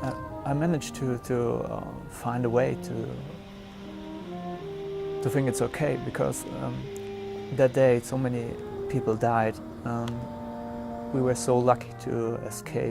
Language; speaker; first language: English; non-native, fluent; German